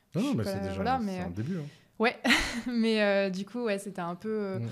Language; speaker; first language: French; native; French